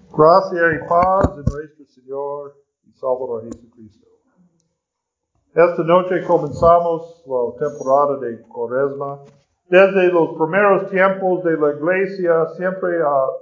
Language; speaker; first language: Spanish; non-native, learner; English